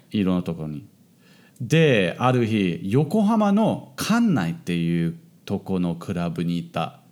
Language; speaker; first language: Japanese; non-native, fluent; English